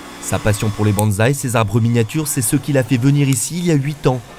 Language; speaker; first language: French; native; French